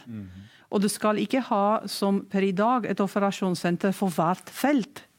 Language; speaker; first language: Norwegian; non-native, fluent; Romanian